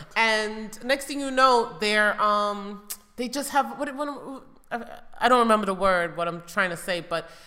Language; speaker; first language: English; native; English